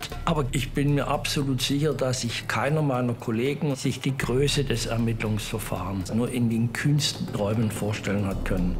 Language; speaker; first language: German; native; German